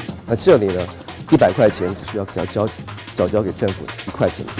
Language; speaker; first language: Chinese; native; Chinese